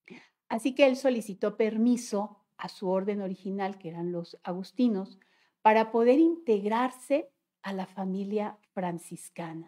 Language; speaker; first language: Spanish; native; Spanish